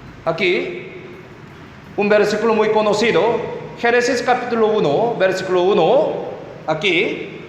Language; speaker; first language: Spanish; non-native, fluent; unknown